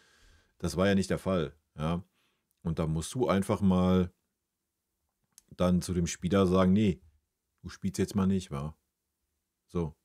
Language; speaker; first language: German; native; German